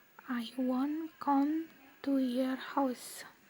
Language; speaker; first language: English; non-native, learner; Indonesian